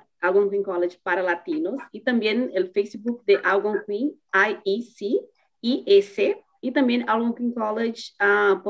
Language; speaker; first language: Spanish; non-native, fluent; Portuguese